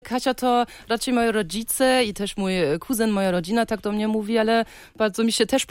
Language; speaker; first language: Polish; early bilingual, heritage; Polish